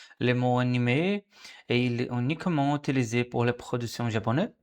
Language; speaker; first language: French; non-native, learner; Portuguese